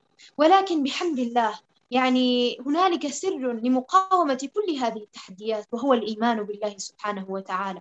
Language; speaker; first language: Arabic; native; Arabic